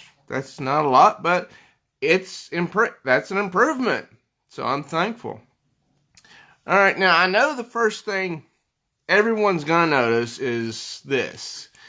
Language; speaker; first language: English; native; English